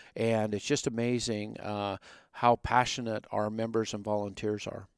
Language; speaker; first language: English; native; English